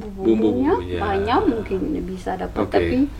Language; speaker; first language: Indonesian; non-native, learner; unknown